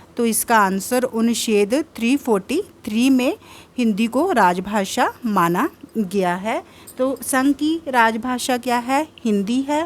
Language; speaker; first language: Hindi; native; Hindi